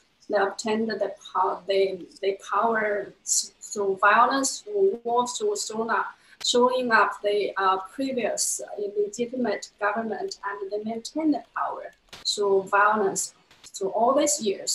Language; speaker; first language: English; non-native, fluent; Chinese